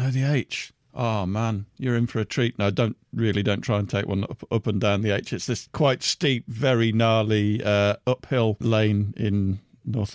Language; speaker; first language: English; native; English